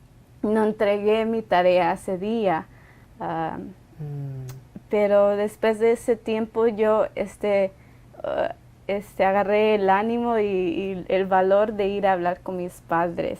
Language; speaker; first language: Spanish; early bilingual, other home language; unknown